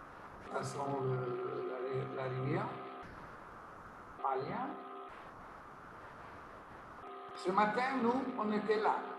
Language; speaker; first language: French; non-native, learner; Italian